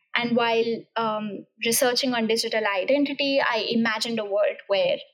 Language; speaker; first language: English; non-native, local second language; Hindi